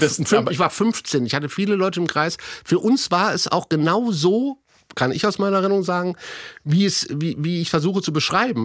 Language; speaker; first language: German; native; German